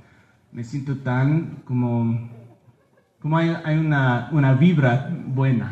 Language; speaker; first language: Spanish; early bilingual, heritage; Spanish